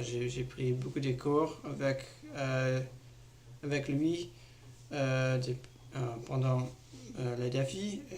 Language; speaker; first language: French; non-native, learner; English